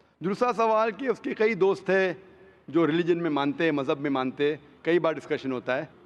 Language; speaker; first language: Hindi; non-native, local second language; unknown